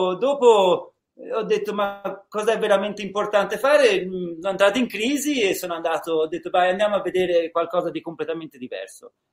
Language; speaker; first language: Italian; early bilingual, heritage; Italian